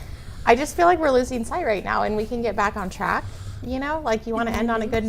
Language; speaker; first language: English; native; English